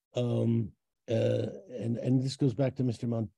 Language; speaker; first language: English; native; English